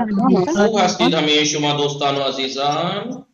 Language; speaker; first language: Persian; non-native, fluent; Urdu